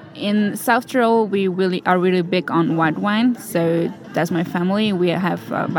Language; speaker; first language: English; non-native, fluent; Italian